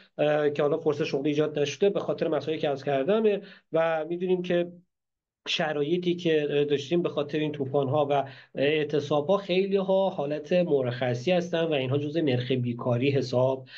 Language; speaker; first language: Persian; native; Persian